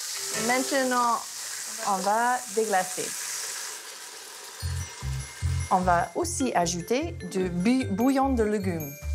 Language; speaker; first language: French; non-native, fluent; English